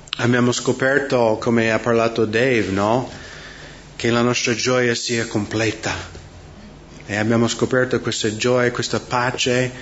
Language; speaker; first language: Italian; non-native, fluent; English